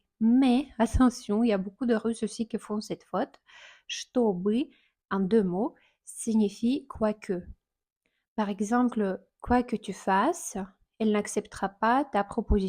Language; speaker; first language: French; non-native, fluent; Russian